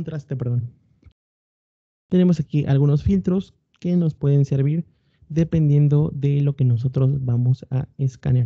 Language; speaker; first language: Spanish; native; Spanish